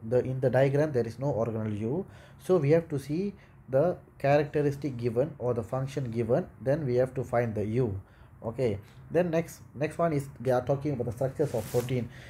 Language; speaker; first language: English; non-native, local second language; Tamil